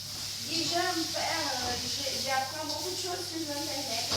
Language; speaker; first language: French; non-native, learner; Portuguese